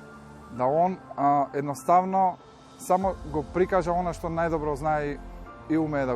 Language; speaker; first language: Macedonian; native; Macedonian